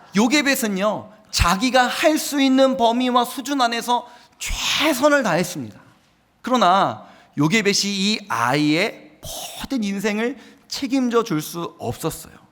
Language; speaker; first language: Korean; native; Korean